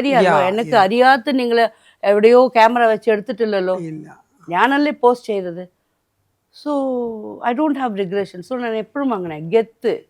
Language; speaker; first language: Malayalam; non-native, local second language; Tamil